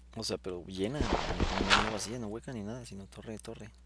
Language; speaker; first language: Spanish; native; Spanish